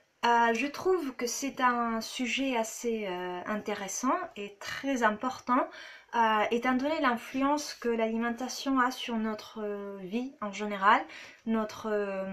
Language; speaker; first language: French; non-native, fluent; Spanish